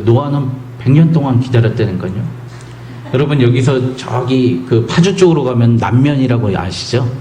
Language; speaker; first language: Korean; native; Korean